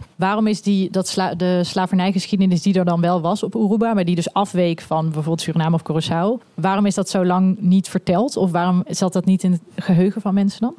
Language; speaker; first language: Dutch; native; Dutch